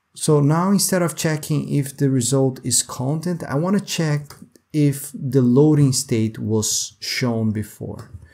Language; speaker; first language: English; non-native, fluent; Portuguese